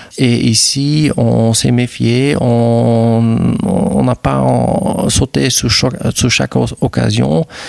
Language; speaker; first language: French; non-native, local second language; Dutch